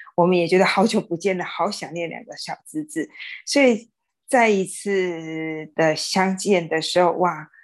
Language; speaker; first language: Chinese; native; Chinese